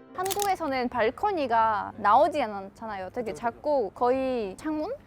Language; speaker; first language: Korean; non-native, fluent; Polish